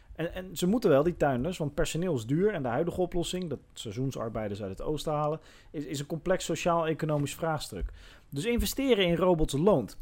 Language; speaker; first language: Dutch; native; Dutch